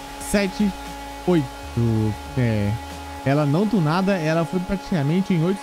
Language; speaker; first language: Portuguese; native; Portuguese